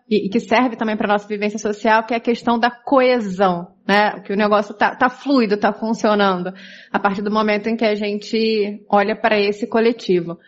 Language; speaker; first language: Portuguese; native; Portuguese